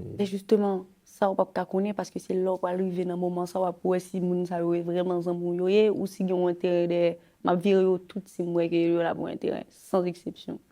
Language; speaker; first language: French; non-native, local second language; Haitian Creole